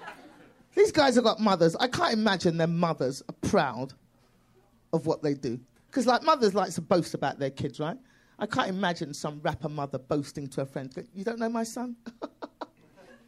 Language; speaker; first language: English; native; English